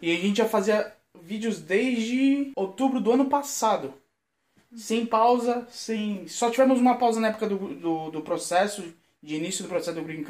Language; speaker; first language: Portuguese; native; Portuguese